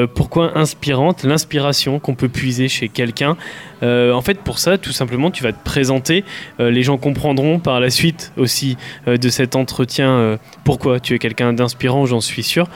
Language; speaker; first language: French; native; French